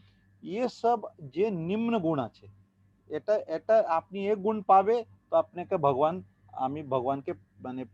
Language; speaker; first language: Bangla; non-native, learner; Hindi